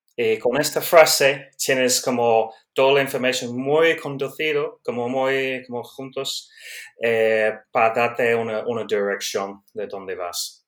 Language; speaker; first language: Spanish; non-native, learner; English